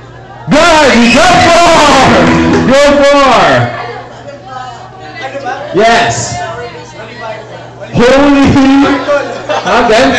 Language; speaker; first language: English; non-native, local second language; Filipino